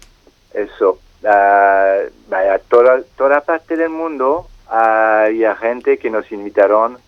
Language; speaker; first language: Spanish; non-native, fluent; French